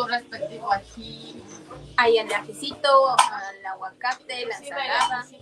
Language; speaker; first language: Spanish; non-native, local second language; Quechua